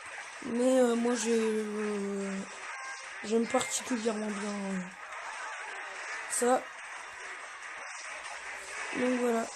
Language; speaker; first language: French; native; French